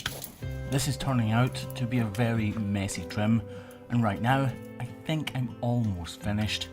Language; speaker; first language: English; native; English